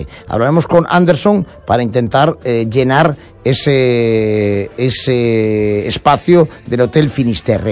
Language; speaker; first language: Spanish; native; Spanish